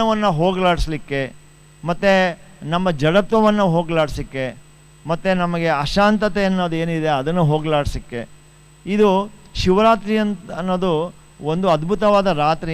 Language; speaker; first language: Kannada; native; Kannada